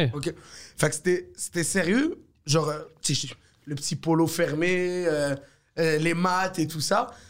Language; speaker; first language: French; early bilingual, other home language; Arabic